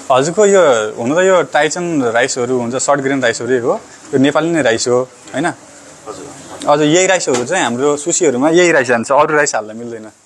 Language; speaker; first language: Nepali; native; Nepali